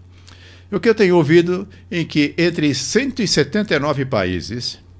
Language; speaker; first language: Portuguese; native; Portuguese